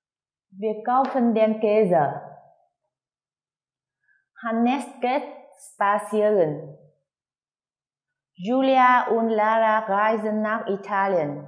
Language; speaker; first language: German; non-native, fluent; Vietnamese